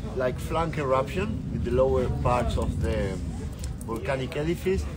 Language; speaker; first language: English; non-native, fluent; Spanish